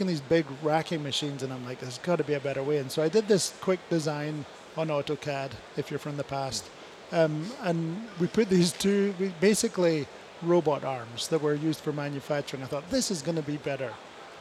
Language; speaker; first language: English; native; English